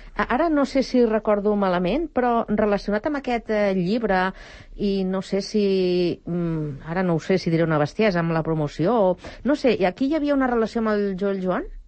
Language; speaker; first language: Catalan; native; Catalan